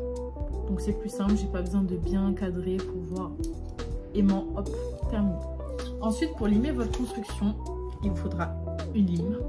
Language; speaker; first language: French; native; French